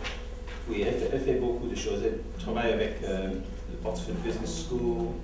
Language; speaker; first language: French; non-native, learner; English